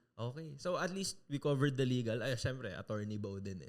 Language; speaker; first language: English; non-native, local second language; Filipino